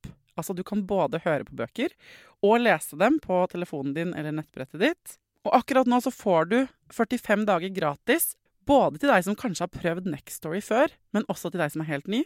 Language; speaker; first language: Norwegian; native; Norwegian